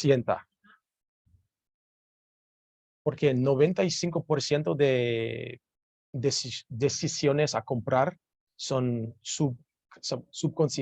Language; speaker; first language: Spanish; non-native, learner; English